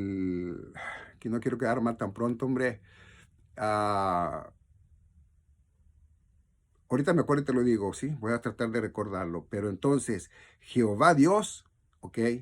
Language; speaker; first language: Spanish; native; Spanish